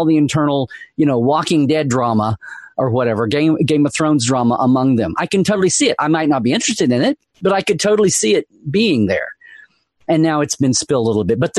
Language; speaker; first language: English; native; English